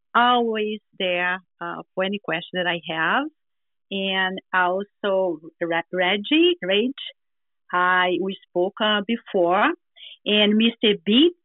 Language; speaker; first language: English; non-native, learner; Portuguese